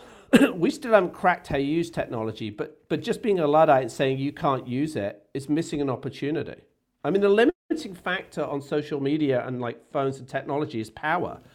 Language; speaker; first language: English; native; English